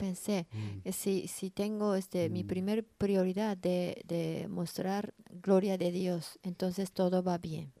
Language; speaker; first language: Spanish; non-native, learner; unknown